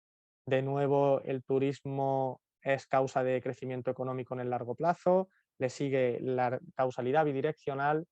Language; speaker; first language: Spanish; native; Spanish